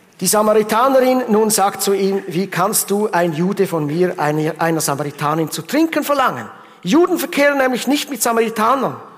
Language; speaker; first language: German; early bilingual, heritage; German